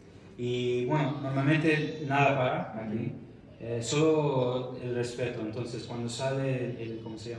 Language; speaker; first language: Spanish; non-native, fluent; Arabic